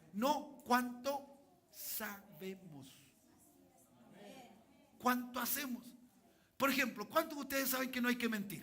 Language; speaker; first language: Spanish; native; Spanish